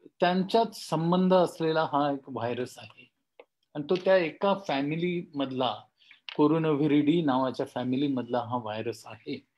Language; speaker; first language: Marathi; non-native, local second language; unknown